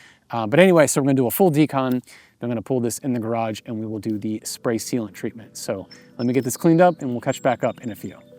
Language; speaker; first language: English; native; English